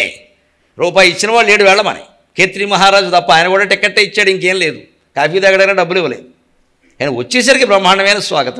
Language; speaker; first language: Telugu; native; Telugu